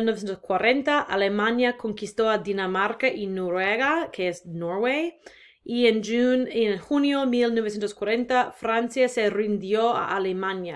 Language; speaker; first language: Spanish; non-native, fluent; English